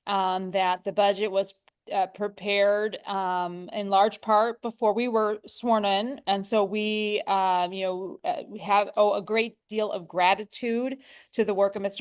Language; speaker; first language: English; native; English